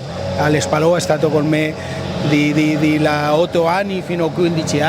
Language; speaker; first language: Italian; non-native, learner; Spanish